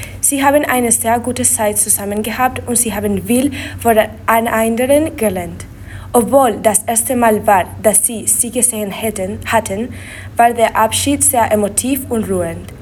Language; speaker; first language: German; non-native, learner; Spanish